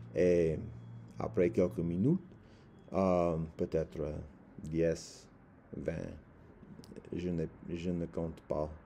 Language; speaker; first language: French; non-native, learner; English